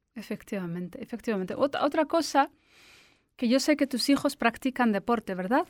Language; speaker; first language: Spanish; native; Spanish